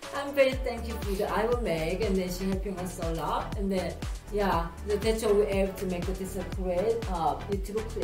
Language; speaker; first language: English; non-native, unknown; Korean